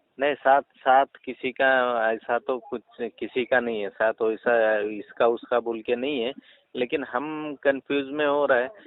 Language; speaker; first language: Hindi; non-native, local second language; Kannada